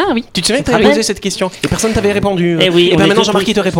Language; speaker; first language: French; native; French